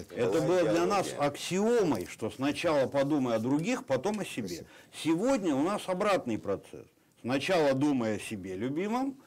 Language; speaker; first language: Russian; native; Russian